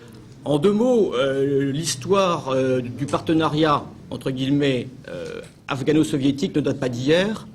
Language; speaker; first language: French; native; French